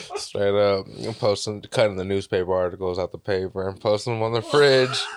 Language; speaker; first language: English; native; English